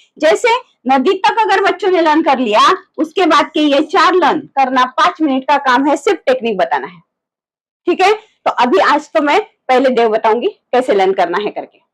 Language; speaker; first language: Hindi; non-native, local second language; Marathi